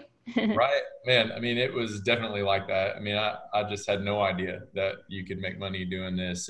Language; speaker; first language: English; native; English